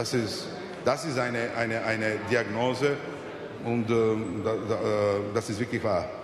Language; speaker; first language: German; non-native, fluent; Serbian